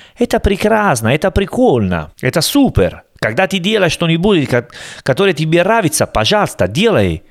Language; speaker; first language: Russian; non-native, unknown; Italian